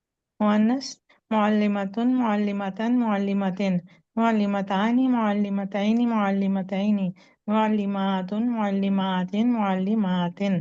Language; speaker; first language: Arabic; non-native, learner; Urdu